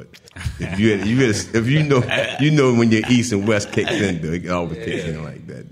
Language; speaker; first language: English; native; English